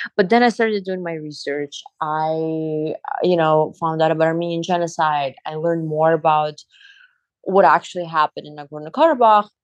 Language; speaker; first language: English; non-native, fluent; Azerbaijani